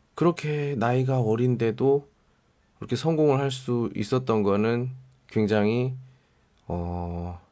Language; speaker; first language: Korean; native; Korean